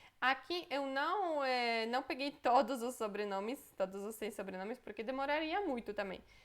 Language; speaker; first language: Portuguese; non-native, fluent; Polish